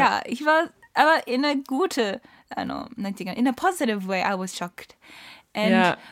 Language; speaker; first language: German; non-native, learner; Japanese